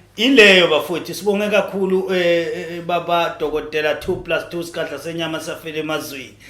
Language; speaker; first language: Zulu; native; Zulu